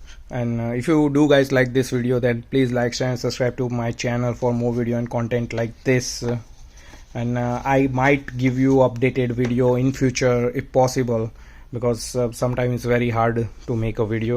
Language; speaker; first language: English; non-native, fluent; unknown